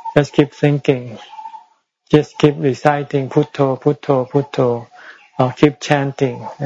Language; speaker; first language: English; non-native, fluent; Thai